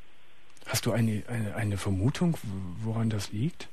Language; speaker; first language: German; native; German